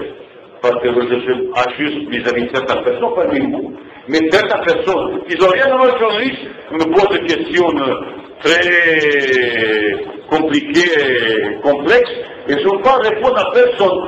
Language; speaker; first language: French; non-native, fluent; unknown